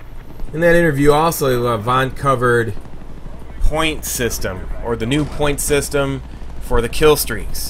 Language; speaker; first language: English; native; English